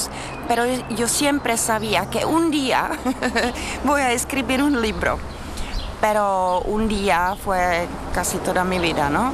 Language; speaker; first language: Spanish; non-native, fluent; Czech